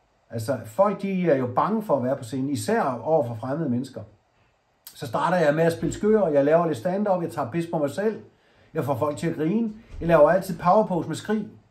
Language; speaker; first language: Danish; native; Danish